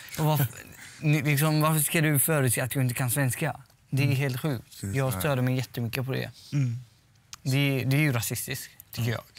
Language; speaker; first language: Swedish; early bilingual, other home language; Arabic